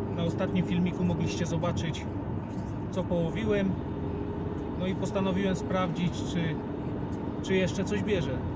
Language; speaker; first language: Polish; native; Polish